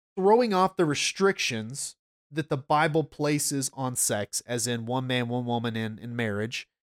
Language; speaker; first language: English; native; English